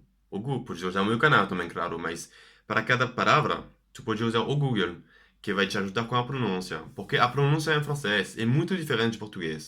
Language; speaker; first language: Portuguese; non-native, fluent; French